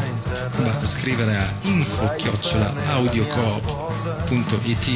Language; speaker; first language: Italian; native; Italian